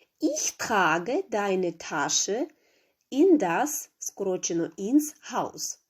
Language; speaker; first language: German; non-native, fluent; Ukrainian